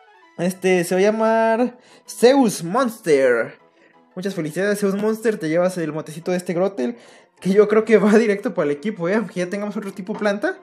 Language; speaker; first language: Spanish; native; Spanish